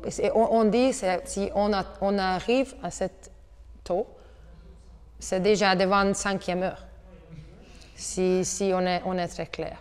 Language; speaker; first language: French; non-native, learner; Hungarian